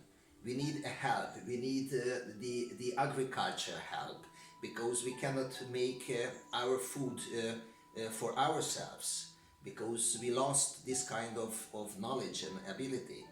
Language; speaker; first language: English; non-native, learner; Hungarian